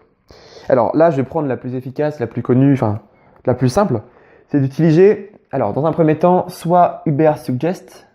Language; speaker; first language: French; native; French